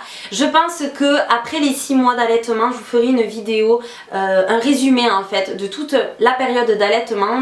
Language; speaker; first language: French; native; French